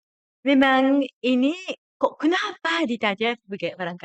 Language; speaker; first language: Indonesian; non-native, fluent; Japanese